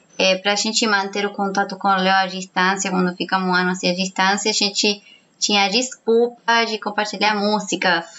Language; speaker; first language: Portuguese; non-native, fluent; Spanish